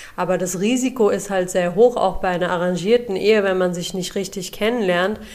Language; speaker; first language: German; early bilingual, other home language; Urdu